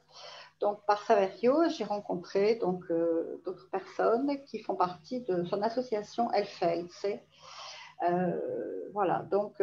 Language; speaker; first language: French; native; French